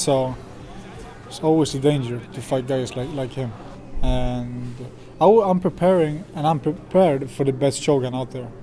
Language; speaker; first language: English; non-native, fluent; Swedish